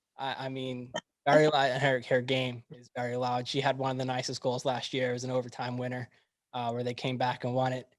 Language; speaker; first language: English; native; English